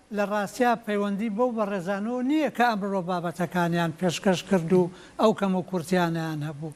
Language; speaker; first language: Central Kurdish; native; Central Kurdish